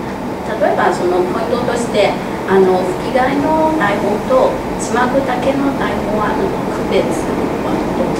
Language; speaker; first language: Japanese; non-native, fluent; Chinese